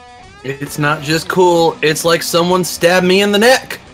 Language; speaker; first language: English; native; English